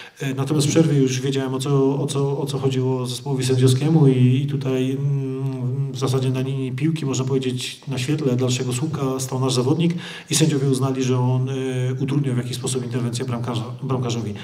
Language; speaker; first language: Polish; native; Polish